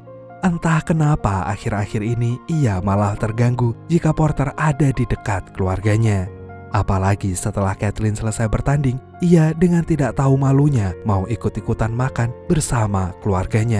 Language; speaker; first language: Indonesian; native; Indonesian